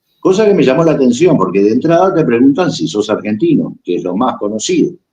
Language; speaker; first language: Spanish; native; Spanish